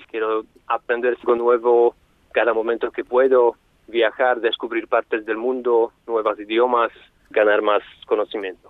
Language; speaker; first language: Spanish; non-native, fluent; Slovak